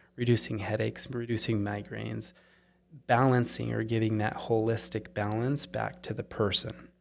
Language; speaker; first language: English; native; English